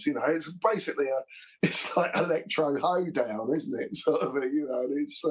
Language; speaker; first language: English; native; English